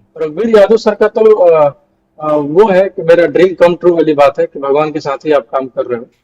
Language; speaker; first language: Hindi; non-native, local second language; Bhojpuri